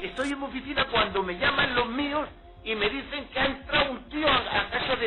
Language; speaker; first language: Spanish; native; Spanish